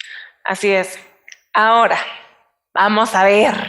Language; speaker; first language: Spanish; native; Spanish